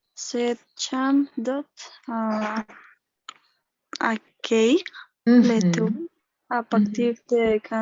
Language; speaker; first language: French; non-native, learner; Spanish